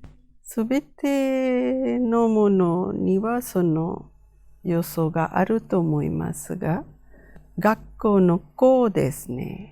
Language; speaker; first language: Japanese; non-native, fluent; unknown